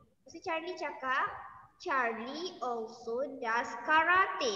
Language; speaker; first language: English; non-native, local second language; Malay